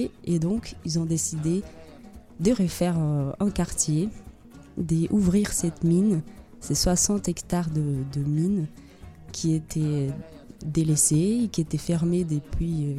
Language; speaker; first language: French; non-native, fluent; Portuguese